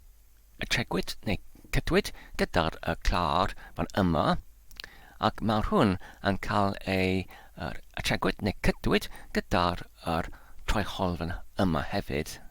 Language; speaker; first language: Welsh; non-native, learner; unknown